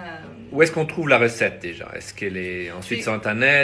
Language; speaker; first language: French; native; French